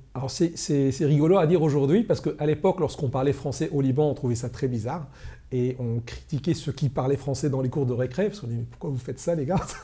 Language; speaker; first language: French; non-native, local second language; Arabic